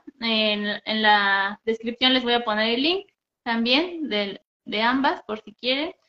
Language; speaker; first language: Spanish; native; Spanish